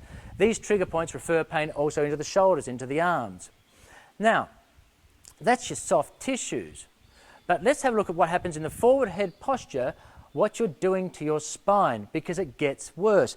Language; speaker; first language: English; native; English